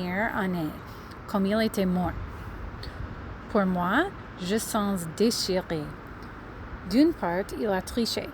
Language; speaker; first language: French; non-native, learner; English